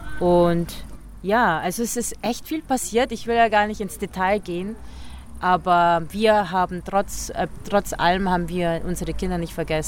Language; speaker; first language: German; early bilingual, other home language; Filipino